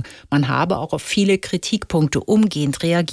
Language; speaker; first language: German; native; German